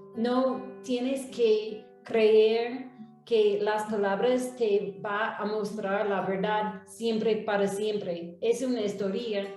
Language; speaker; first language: Spanish; non-native, fluent; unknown